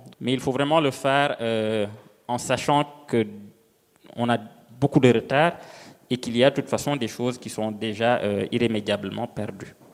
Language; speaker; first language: French; non-native, local second language; Serer